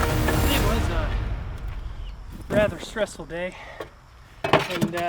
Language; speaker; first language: English; native; English